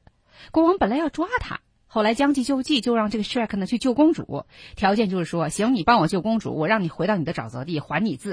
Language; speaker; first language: Chinese; native; Chinese